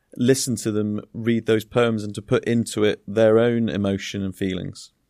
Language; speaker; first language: English; native; English